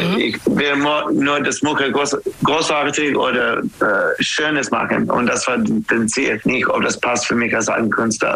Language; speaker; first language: German; non-native, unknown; English